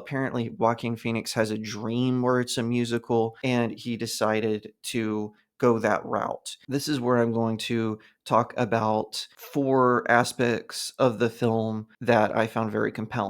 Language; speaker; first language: English; native; English